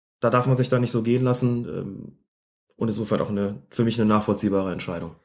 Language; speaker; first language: German; native; German